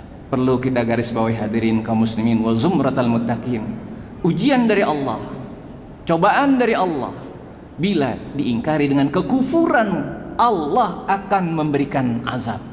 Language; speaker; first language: Indonesian; native; Indonesian